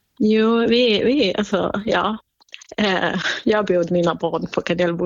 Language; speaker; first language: Swedish; non-native, fluent; Central Kurdish